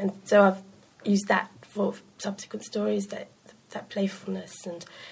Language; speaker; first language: English; non-native, local second language; Sinhala